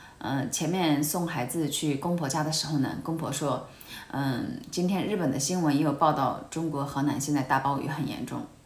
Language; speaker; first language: Chinese; native; Chinese